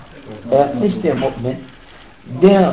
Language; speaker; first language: German; non-native, fluent; Arabic